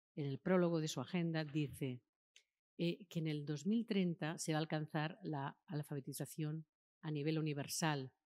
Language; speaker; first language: Spanish; native; Spanish